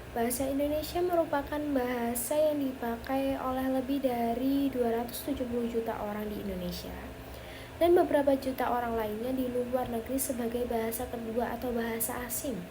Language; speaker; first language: Indonesian; native; Indonesian